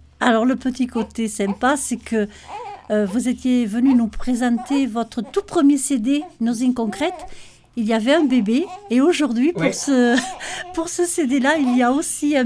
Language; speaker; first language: French; native; French